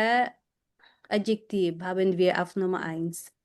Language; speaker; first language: German; non-native, fluent; Filipino